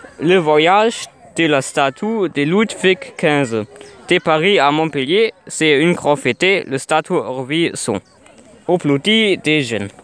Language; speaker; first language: French; non-native, learner; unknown